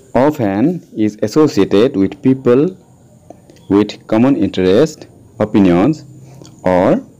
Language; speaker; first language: English; non-native, local second language; Assamese